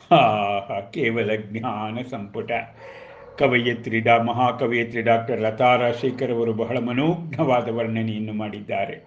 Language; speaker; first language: Kannada; native; Kannada